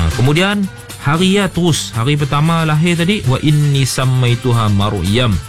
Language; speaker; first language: Malay; native; Malay